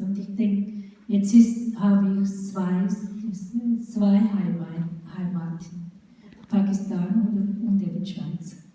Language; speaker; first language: German; non-native, fluent; Urdu